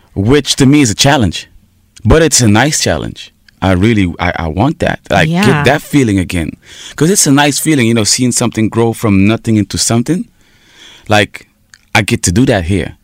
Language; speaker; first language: English; early bilingual, heritage; Portuguese